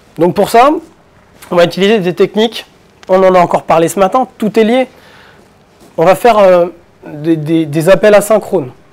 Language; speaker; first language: French; native; French